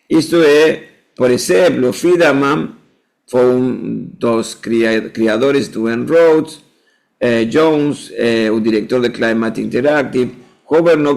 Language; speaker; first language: Portuguese; non-native, fluent; Spanish